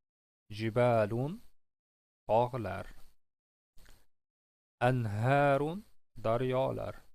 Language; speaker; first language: Arabic; non-native, fluent; Uzbek